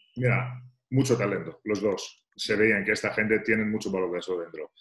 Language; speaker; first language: Spanish; non-native, fluent; Greek